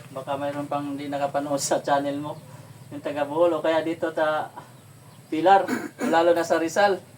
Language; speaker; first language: Filipino; non-native, local second language; Cebuano